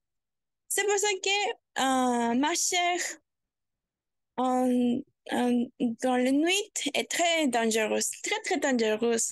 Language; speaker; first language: French; non-native, learner; Spanish